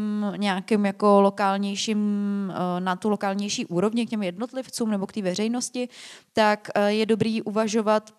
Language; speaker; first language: Czech; native; Czech